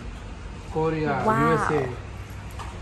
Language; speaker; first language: English; non-native, learner; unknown